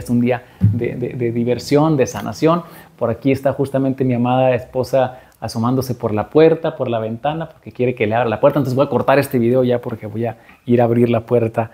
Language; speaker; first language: Spanish; native; Spanish